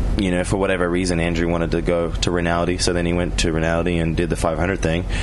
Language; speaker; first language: English; native; English